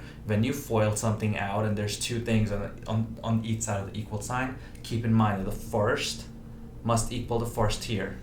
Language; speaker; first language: English; native; English